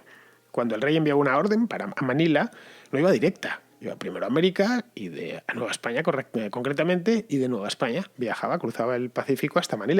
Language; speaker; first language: Spanish; native; Spanish